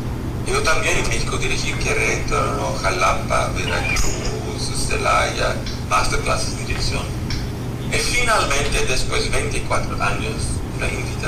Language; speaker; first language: Spanish; non-native, learner; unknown